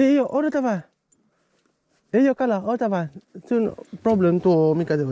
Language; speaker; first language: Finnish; non-native, learner; Malay